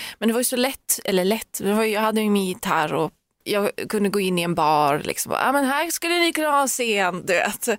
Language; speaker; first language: Swedish; early bilingual, other home language; Persian